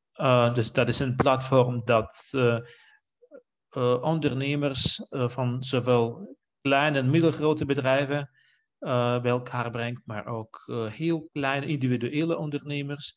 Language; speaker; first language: Dutch; non-native, fluent; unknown